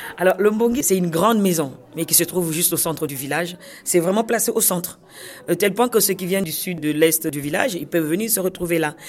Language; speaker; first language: French; non-native, local second language; Kongo